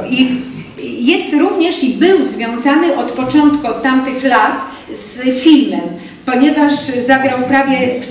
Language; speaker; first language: Polish; native; Polish